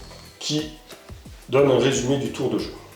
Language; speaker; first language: French; native; French